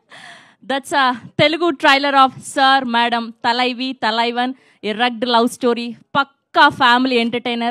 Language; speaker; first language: Telugu; native; Telugu